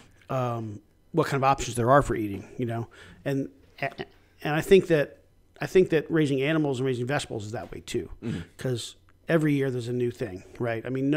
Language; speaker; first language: English; native; English